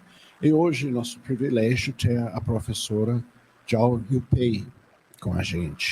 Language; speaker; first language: Portuguese; non-native, fluent; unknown